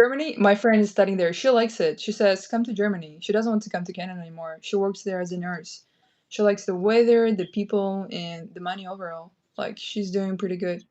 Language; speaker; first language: English; non-native, fluent; Kyrgyz